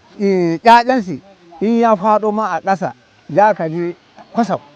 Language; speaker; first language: Hausa; non-native, local second language; Fula